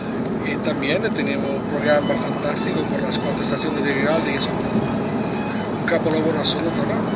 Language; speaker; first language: Spanish; non-native, fluent; Italian